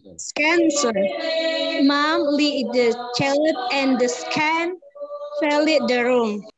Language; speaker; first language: English; non-native, learner; Indonesian